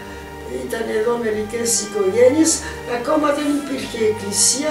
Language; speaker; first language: Greek; early bilingual, heritage; Greek